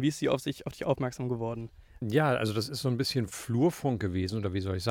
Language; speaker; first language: German; native; German